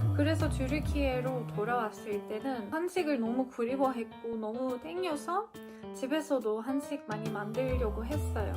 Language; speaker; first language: Korean; non-native, fluent; Turkish